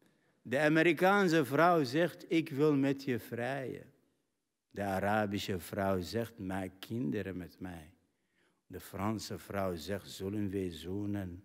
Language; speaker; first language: Dutch; non-native, fluent; Arabic